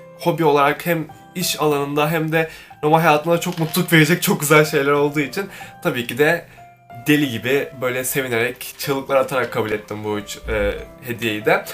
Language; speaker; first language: Turkish; native; Turkish